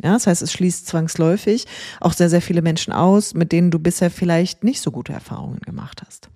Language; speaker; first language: German; native; German